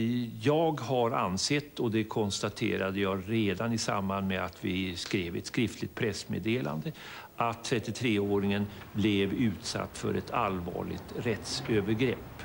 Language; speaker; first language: Swedish; native; Swedish